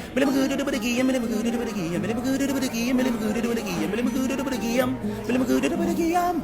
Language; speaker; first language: Indonesian; non-native, local second language; Achinese